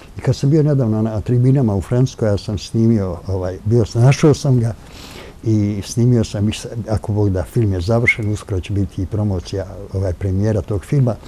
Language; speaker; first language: Croatian; native; Croatian